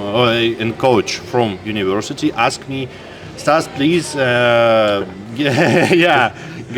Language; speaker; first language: English; non-native, learner; Russian